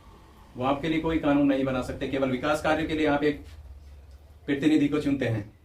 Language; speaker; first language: Hindi; native; Hindi